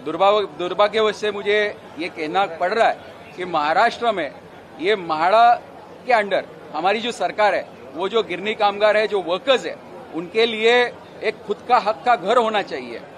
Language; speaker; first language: Hindi; non-native, local second language; Marathi